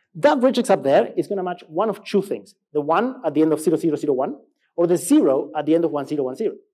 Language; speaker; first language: English; non-native, fluent; Spanish